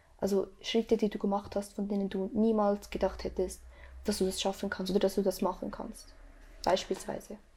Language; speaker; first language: German; early bilingual, other home language; Arabic